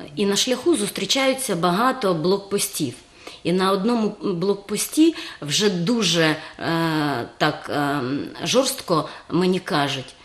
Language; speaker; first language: Ukrainian; native; Ukrainian